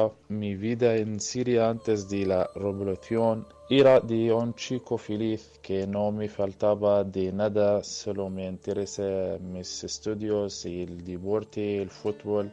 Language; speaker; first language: Spanish; early bilingual, other home language; Arabic